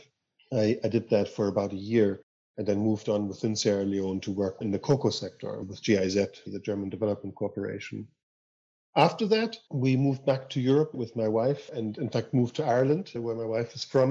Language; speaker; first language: English; non-native, fluent; German